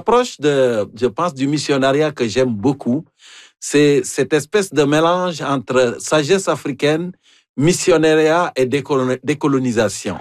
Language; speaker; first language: French; non-native, local second language; Wolof